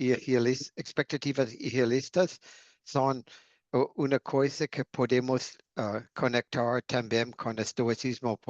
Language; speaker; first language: Portuguese; non-native, learner; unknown